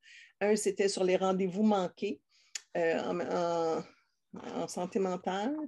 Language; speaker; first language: French; native; French